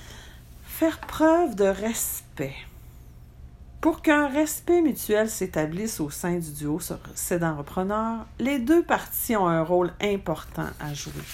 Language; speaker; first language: French; native; French